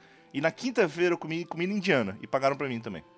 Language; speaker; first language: Portuguese; native; Portuguese